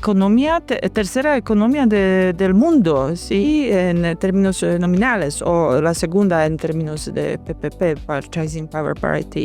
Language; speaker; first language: Spanish; non-native, fluent; Polish